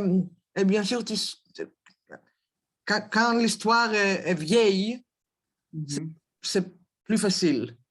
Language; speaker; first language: French; non-native, learner; Greek